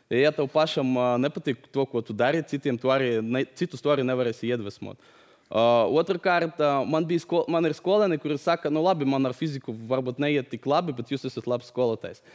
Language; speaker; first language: Latvian; native; Latvian